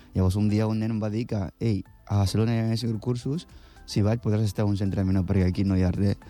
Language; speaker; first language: Catalan; non-native, fluent; Akan